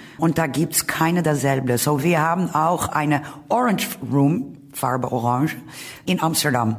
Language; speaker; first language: German; non-native, learner; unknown